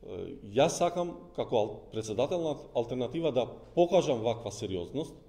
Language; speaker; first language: Macedonian; non-native, local second language; Albanian